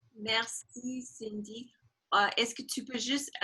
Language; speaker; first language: French; non-native, learner; English